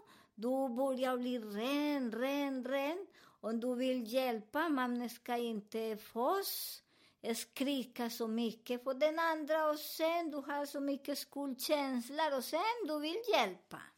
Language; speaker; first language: Swedish; non-native, learner; Spanish